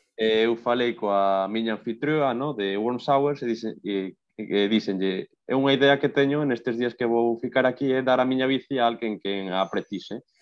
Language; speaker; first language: Galician; non-native, local second language; Spanish